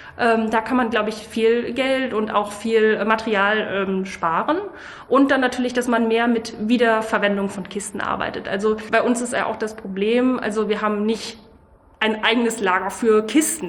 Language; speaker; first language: German; native; German